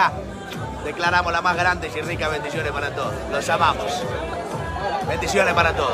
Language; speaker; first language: Spanish; native; Spanish